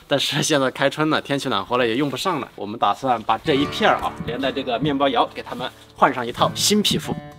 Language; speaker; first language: Chinese; native; Chinese